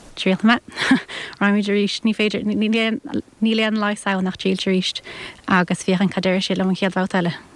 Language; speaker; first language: Irish; native; Irish